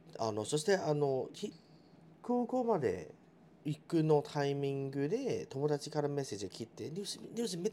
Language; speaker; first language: Japanese; non-native, fluent; Chinese